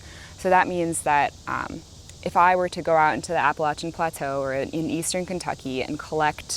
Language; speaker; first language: English; native; English